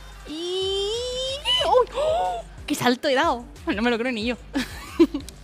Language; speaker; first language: Spanish; native; Spanish